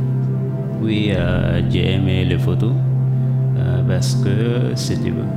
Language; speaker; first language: French; non-native, learner; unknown